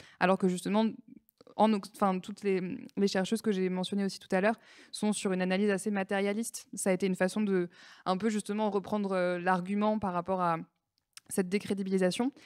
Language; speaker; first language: French; native; French